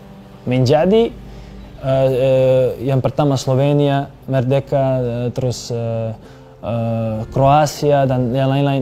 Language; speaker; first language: Indonesian; non-native, fluent; Serbian